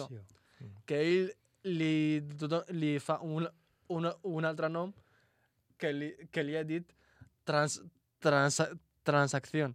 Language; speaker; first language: Catalan; non-native, fluent; Arabic